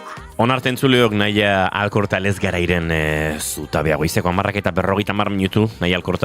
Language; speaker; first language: Basque; native; Basque